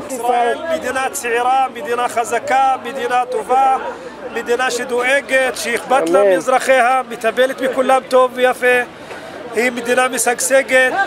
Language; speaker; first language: Hebrew; non-native, local second language; Arabic